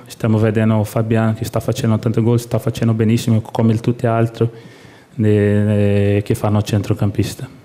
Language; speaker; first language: Italian; non-native, fluent; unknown